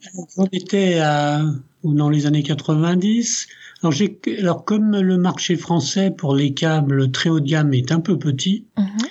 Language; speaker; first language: French; early bilingual, other home language; Italian